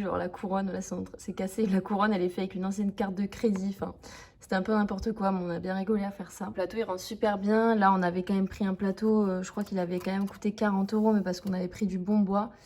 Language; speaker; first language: French; native; French